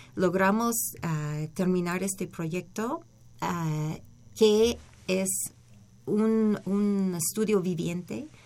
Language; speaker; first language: Spanish; non-native, fluent; English